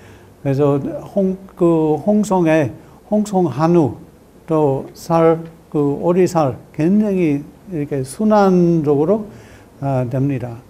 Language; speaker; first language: Korean; non-native, learner; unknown